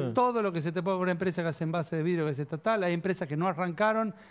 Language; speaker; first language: Spanish; native; Spanish